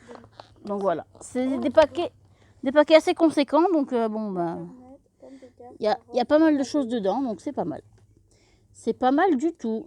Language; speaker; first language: French; native; French